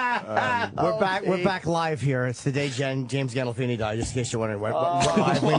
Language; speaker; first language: English; native; English